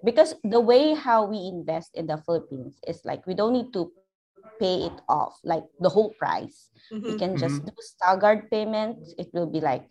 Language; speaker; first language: English; non-native, local second language; Filipino